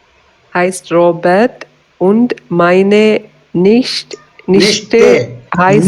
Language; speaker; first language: German; non-native, learner; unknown